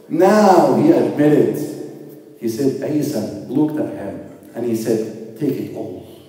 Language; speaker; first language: English; non-native, fluent; Arabic